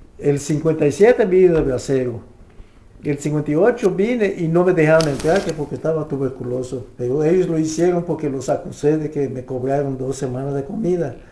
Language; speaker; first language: Spanish; native; Spanish